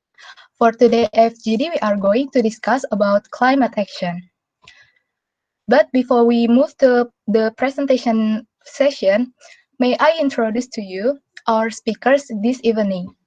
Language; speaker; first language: English; non-native, local second language; Indonesian